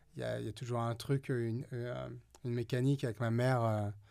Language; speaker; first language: French; native; French